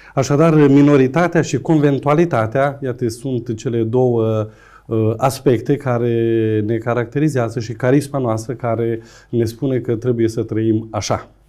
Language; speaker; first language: Romanian; native; Romanian